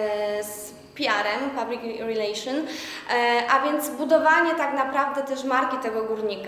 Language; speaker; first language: Polish; native; Polish